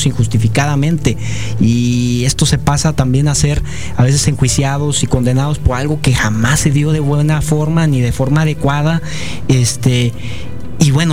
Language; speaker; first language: Spanish; native; Spanish